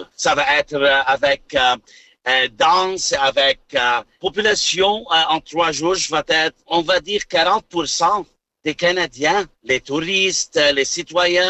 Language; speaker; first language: French; non-native, learner; Arabic